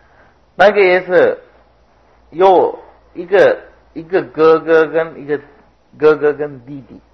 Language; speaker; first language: Chinese; non-native, fluent; Sinhala